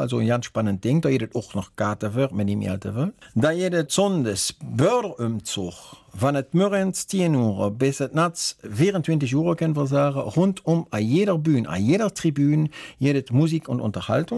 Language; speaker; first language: German; native; German